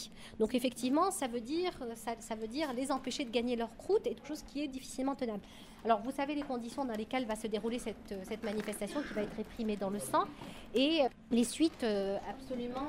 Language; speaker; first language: French; native; French